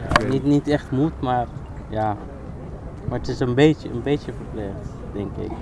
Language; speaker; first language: Dutch; non-native, fluent; Arabic